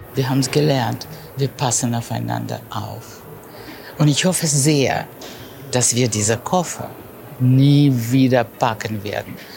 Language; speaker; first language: German; non-native, fluent; Russian